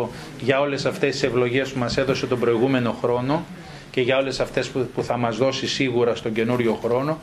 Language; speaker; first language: Greek; native; Greek